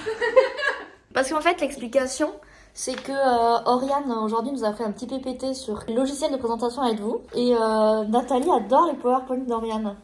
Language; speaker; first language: French; native; French